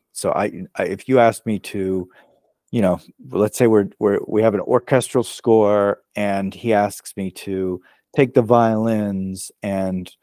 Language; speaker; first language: English; native; English